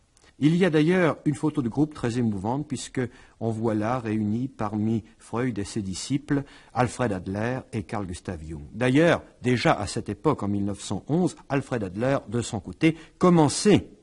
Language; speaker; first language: French; native; French